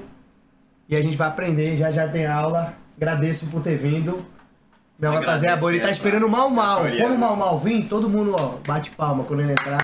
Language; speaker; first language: Portuguese; native; Portuguese